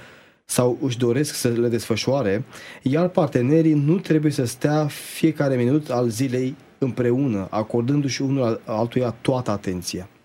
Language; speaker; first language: Romanian; native; Romanian